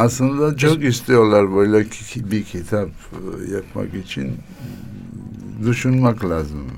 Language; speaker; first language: Turkish; non-native, learner; Armenian